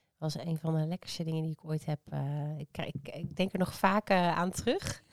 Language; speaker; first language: Dutch; native; Dutch